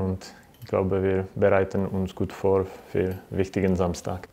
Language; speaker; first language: German; non-native, fluent; Czech